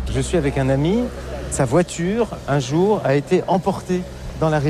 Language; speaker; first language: French; native; French